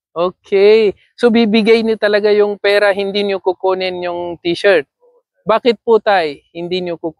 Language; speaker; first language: Filipino; non-native, learner; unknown